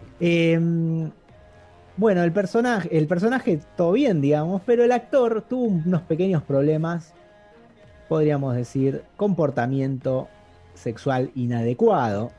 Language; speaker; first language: Spanish; native; Spanish